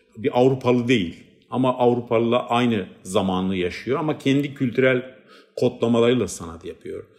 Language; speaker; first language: Turkish; non-native, local second language; Kurdish